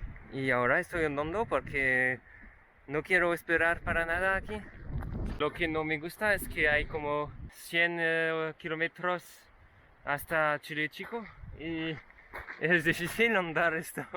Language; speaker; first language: Spanish; non-native, learner; French